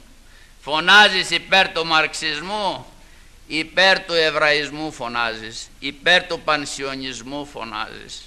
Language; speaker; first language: Greek; native; Greek